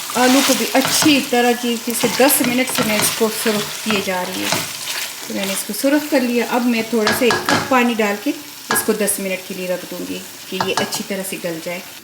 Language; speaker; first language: Urdu; non-native, local second language; Pashto